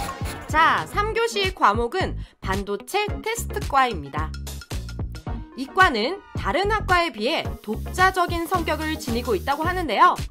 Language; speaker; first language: Korean; native; Korean